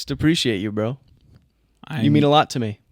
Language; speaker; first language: English; native; English